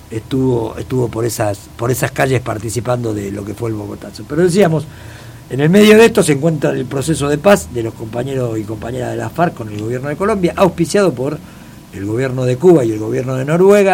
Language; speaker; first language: Spanish; native; Spanish